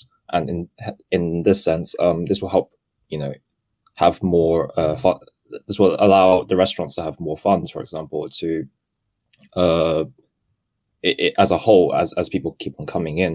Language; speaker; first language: English; non-native, local second language; Cantonese